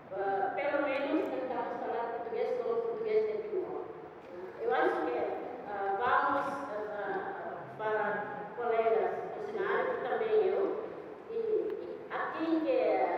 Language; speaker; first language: Portuguese; non-native, learner; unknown